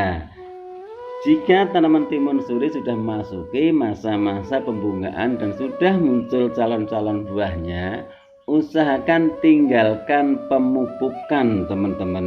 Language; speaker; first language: Indonesian; native; Indonesian